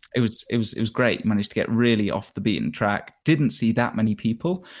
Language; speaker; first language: English; native; English